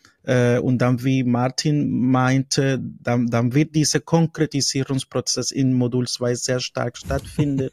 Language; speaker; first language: German; non-native, fluent; Spanish